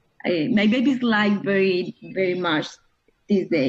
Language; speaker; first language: English; non-native, learner; Spanish